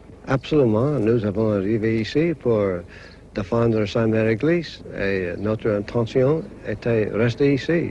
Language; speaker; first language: French; non-native, learner; English